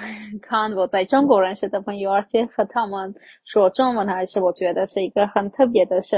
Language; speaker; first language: Chinese; non-native, fluent; Armenian